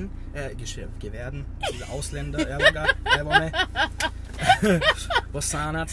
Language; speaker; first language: German; early bilingual, other home language; Bosnian